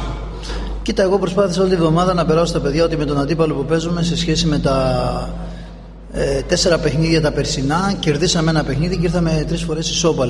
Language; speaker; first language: Greek; native; Greek